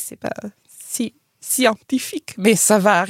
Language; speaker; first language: French; non-native, fluent; Italian